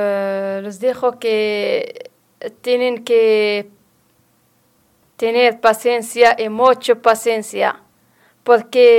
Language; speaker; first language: Spanish; non-native, learner; Arabic